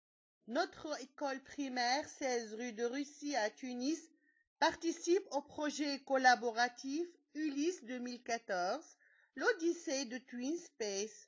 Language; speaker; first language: French; non-native, local second language; Arabic